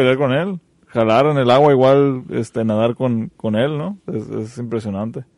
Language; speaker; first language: Spanish; native; Spanish